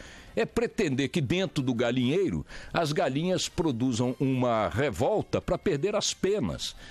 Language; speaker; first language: Portuguese; native; Portuguese